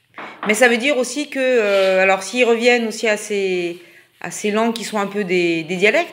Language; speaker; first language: French; native; French